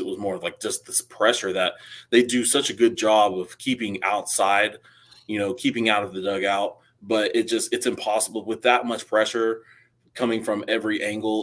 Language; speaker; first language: English; native; English